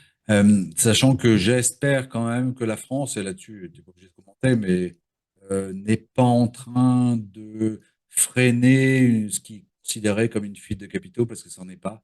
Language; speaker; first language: French; native; French